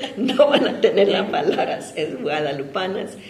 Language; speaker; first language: Spanish; early bilingual, heritage; Spanish